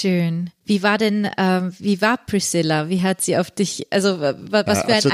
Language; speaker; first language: German; native; German